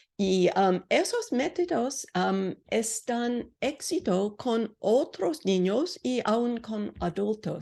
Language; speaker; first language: Spanish; non-native, learner; English